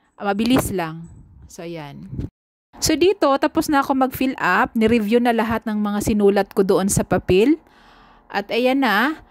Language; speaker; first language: Filipino; native; Filipino